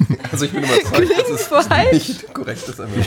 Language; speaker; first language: German; native; German